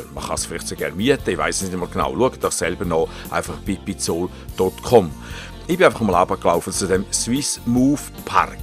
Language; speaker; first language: German; native; German